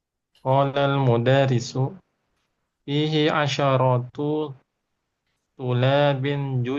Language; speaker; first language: Arabic; non-native, learner; Indonesian